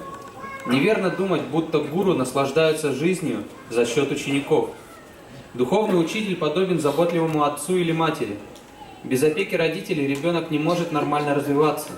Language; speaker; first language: Russian; native; Russian